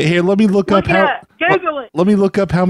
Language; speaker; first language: English; native; English